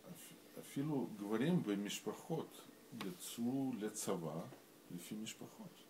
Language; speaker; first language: Hebrew; non-native, fluent; Russian